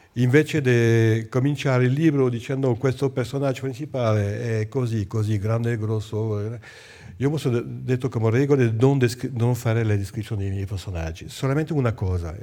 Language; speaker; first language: Italian; non-native, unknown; French